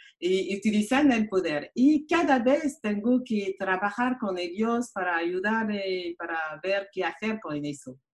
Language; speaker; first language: Spanish; non-native, learner; French